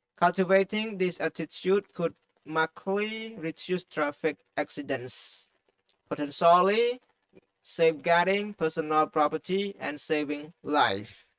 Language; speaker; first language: English; non-native, fluent; Khmer